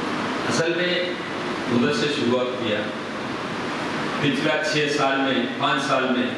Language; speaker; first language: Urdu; non-native, local second language; Malayalam